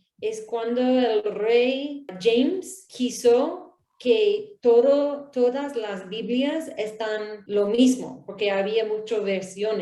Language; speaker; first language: Spanish; non-native, learner; English